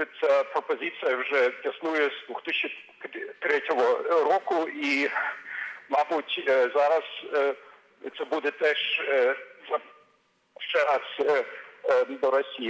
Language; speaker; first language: Ukrainian; non-native, fluent; German